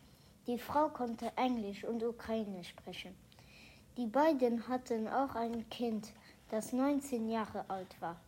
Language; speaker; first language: German; non-native, local second language; Luxembourgish